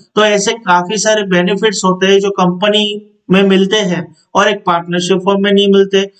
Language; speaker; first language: Hindi; non-native, local second language; Gujarati